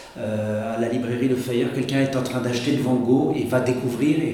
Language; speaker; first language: French; native; French